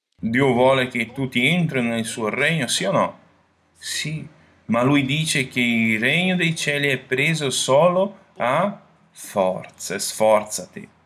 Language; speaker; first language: Italian; non-native, fluent; Portuguese